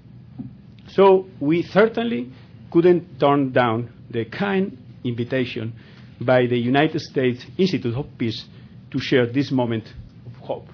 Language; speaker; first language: English; non-native, fluent; Spanish